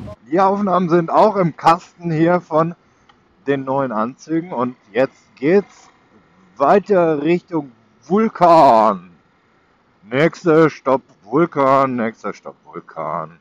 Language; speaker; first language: German; native; German